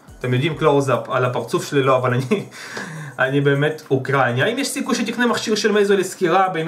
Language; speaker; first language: Hebrew; early bilingual, other home language; Russian